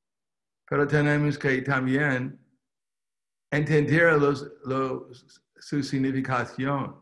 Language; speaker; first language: Spanish; non-native, fluent; English